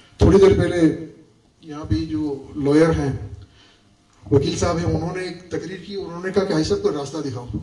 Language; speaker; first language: Urdu; non-native, local second language; Memoni